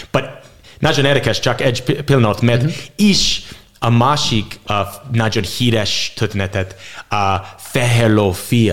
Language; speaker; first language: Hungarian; non-native, learner; English